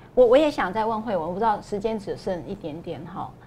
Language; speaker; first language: Chinese; non-native, local second language; Min Nan Chinese